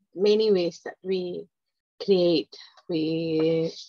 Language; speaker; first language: English; non-native, fluent; Indonesian